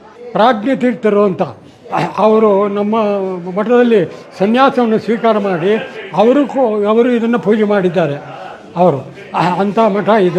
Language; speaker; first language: Kannada; native; Kannada